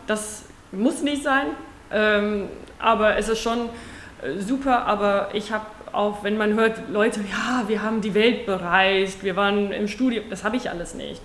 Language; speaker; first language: German; non-native, fluent; Afrikaans